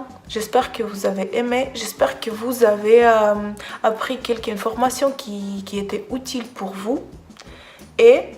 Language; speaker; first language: French; non-native, fluent; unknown